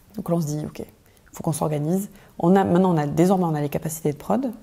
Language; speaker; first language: French; native; French